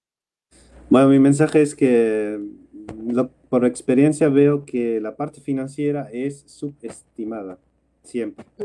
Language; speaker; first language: Spanish; non-native, fluent; Dutch